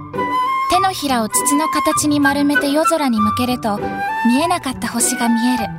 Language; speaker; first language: Japanese; native; Japanese